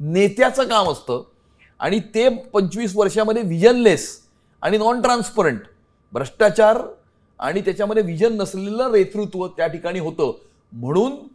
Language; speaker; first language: Marathi; native; Marathi